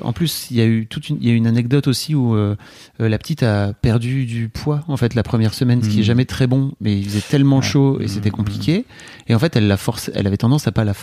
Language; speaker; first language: French; native; French